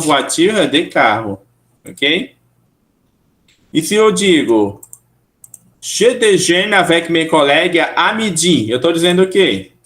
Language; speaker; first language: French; non-native, fluent; Portuguese